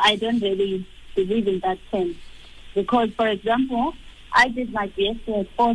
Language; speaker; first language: English; non-native, local second language; Xhosa